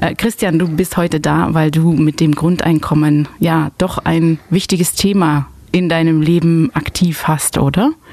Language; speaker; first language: German; non-native, fluent; Dutch